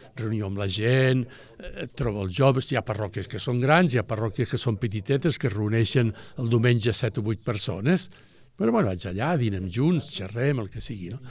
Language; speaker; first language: Catalan; native; Catalan